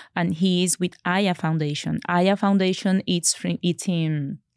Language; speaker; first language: English; non-native, fluent; Spanish